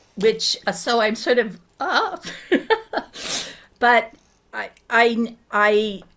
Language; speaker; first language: English; native; English